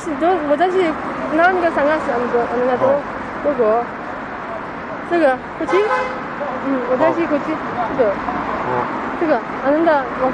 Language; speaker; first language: Japanese; non-native, learner; Chinese